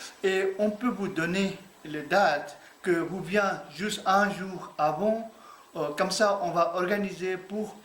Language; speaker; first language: French; non-native, learner; Tibetan